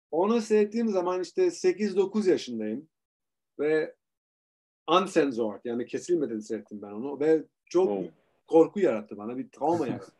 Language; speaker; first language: Turkish; early bilingual, heritage; Turkish